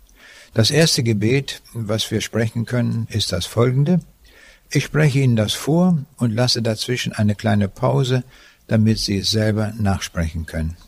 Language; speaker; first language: German; native; German